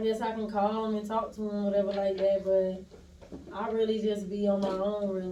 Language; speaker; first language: English; native; English